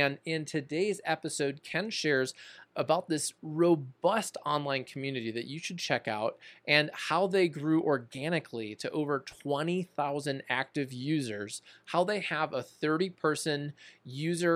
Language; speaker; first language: English; native; English